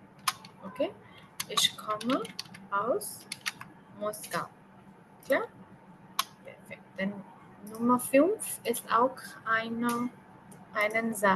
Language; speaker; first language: German; non-native, learner; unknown